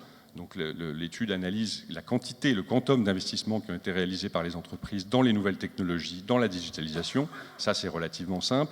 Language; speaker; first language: French; native; French